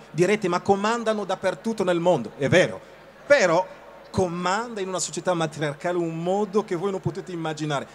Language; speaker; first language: Italian; non-native, fluent; Lingala